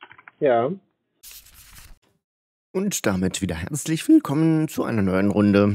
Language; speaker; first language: German; native; German